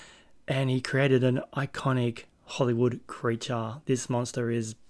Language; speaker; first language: English; native; English